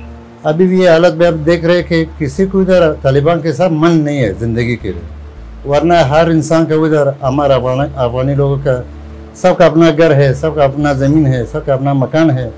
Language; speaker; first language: Hindi; non-native, fluent; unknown